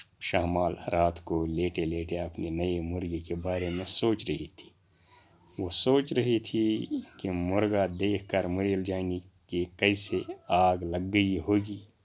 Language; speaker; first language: Urdu; non-native, local second language; Kashmiri